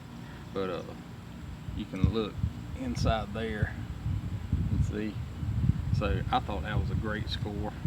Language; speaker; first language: English; native; English